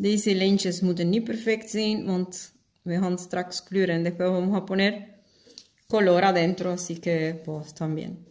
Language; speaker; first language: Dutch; non-native, fluent; Spanish